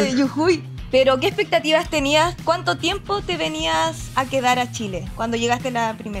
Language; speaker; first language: Spanish; native; Spanish